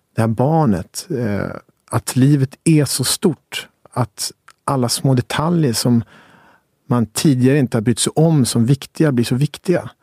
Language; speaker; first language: Swedish; native; Swedish